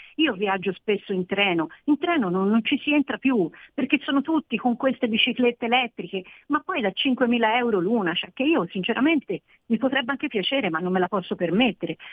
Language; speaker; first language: Italian; native; Italian